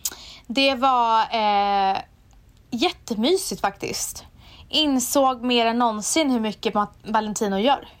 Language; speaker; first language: Swedish; native; Swedish